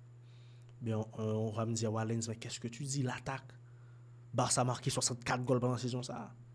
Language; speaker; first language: French; non-native, local second language; Haitian Creole